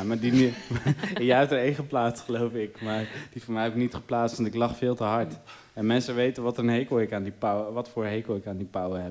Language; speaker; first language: Dutch; native; Dutch